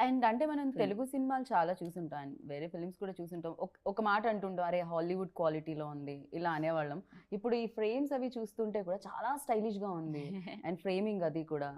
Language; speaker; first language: Telugu; native; Telugu